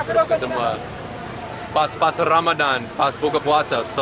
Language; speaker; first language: Indonesian; non-native, learner; English